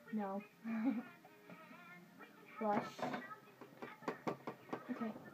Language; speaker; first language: English; native; English